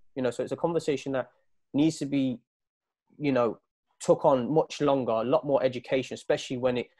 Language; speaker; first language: English; native; English